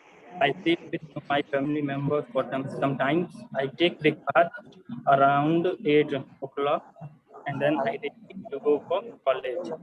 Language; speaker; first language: English; non-native, learner; Hindi